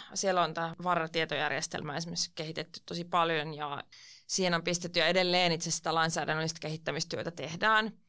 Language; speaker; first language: Finnish; non-native, local second language; Swedish